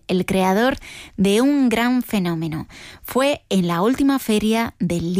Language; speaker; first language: Spanish; native; Spanish